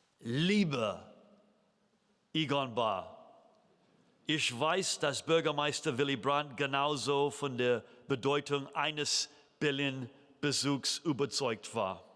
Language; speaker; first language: German; non-native, fluent; English